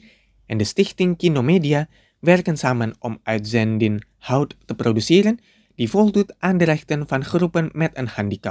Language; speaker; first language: Dutch; non-native, fluent; Indonesian